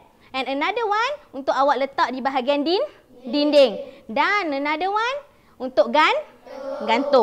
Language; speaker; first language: Malay; native; Malay